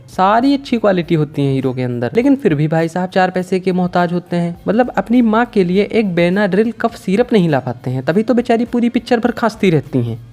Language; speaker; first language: Hindi; native; Hindi